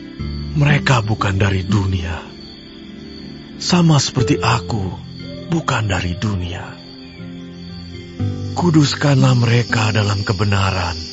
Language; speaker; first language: Indonesian; native; Indonesian